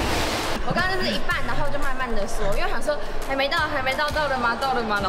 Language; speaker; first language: Chinese; native; Chinese